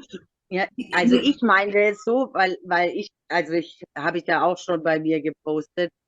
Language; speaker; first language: German; native; German